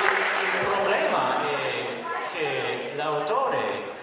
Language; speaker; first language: Italian; non-native, learner; English